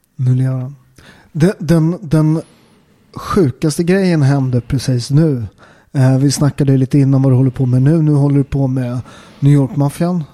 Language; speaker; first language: Swedish; native; Swedish